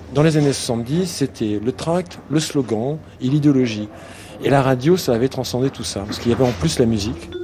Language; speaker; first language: French; native; French